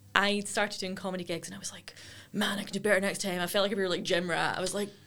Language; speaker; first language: English; native; English